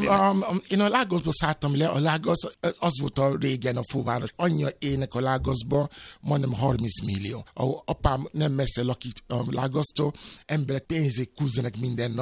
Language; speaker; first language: Hungarian; non-native, fluent; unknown